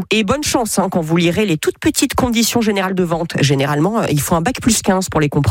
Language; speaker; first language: French; native; French